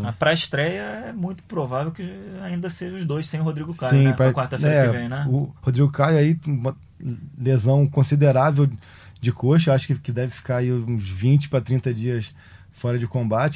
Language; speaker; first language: Portuguese; native; Portuguese